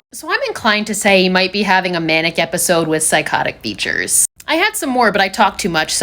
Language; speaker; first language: English; native; English